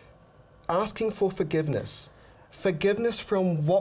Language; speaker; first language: English; native; English